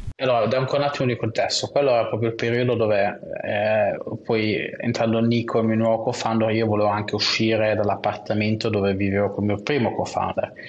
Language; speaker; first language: Italian; non-native, local second language; German